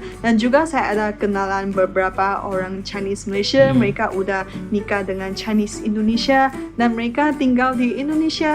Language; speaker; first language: Indonesian; non-native, fluent; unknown